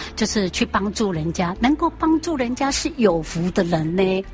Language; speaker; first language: Chinese; native; Chinese